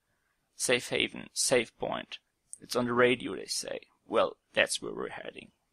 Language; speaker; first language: English; non-native, fluent; German